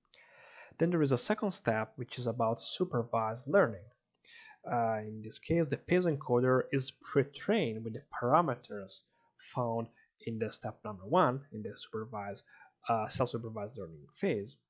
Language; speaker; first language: English; non-native, fluent; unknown